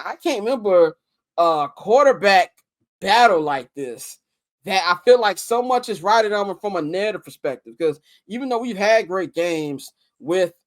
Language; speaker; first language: English; native; English